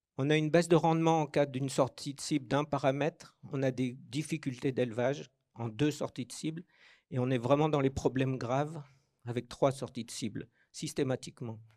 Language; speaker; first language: French; native; French